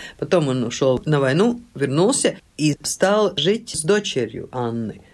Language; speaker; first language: Russian; non-native, local second language; Latvian